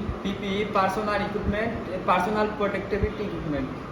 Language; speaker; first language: English; non-native, local second language; Sylheti